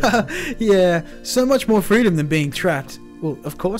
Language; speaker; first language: English; native; English